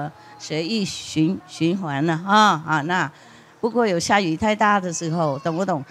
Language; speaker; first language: Chinese; non-native, fluent; Vietnamese